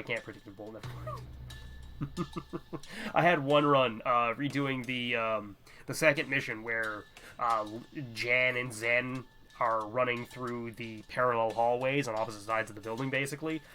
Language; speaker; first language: English; native; English